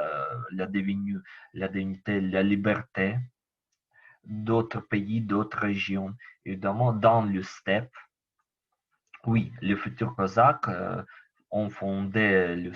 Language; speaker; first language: French; non-native, learner; Ukrainian